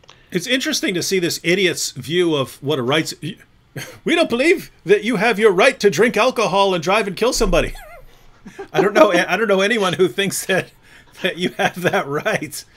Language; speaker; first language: English; native; English